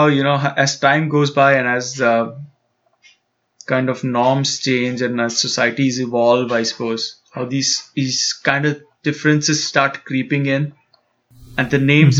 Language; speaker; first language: English; non-native, local second language; Tamil